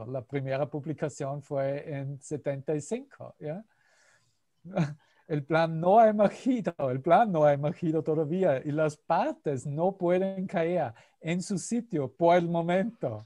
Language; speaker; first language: Spanish; non-native, fluent; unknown